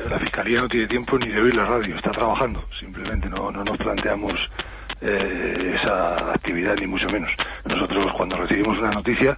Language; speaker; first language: Spanish; native; Spanish